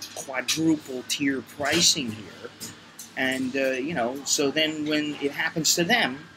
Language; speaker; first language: English; native; English